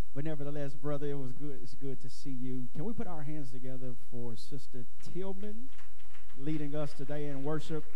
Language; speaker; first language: English; native; English